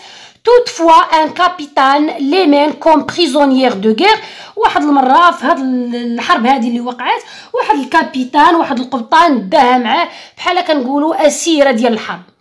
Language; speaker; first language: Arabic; native; Arabic